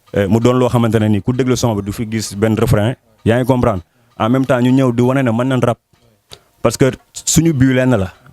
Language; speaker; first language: Wolof; native; Wolof